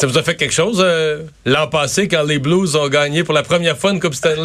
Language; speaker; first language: French; native; French